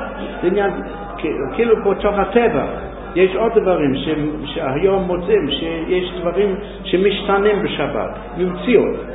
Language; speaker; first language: Hebrew; non-native, fluent; English